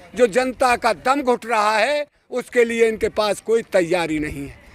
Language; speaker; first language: Hindi; native; Hindi